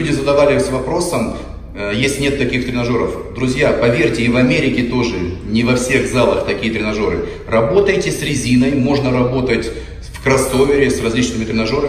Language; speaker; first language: Russian; native; Russian